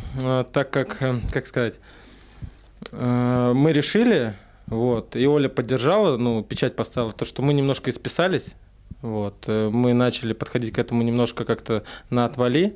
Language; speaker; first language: Russian; native; Russian